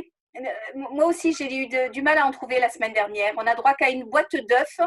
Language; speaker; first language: French; native; French